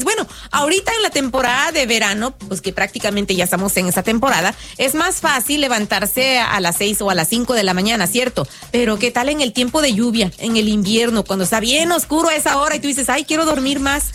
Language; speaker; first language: Spanish; native; Spanish